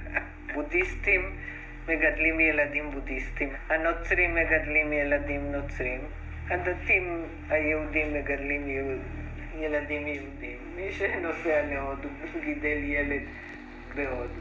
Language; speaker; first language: Hebrew; non-native, fluent; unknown